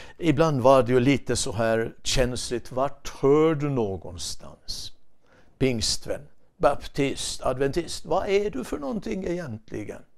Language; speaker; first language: Swedish; native; Swedish